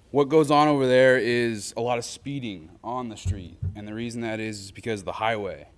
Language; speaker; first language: English; native; English